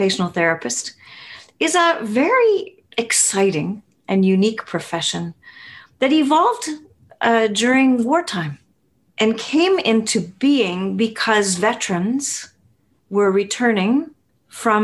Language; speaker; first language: English; native; English